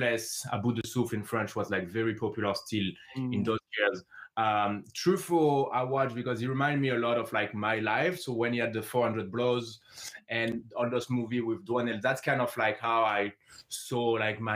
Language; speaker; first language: English; non-native, fluent; French